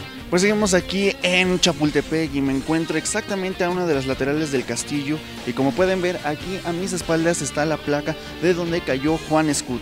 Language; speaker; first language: Spanish; native; Spanish